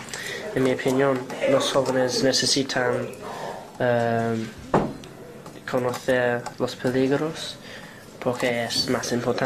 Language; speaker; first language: Spanish; non-native, learner; English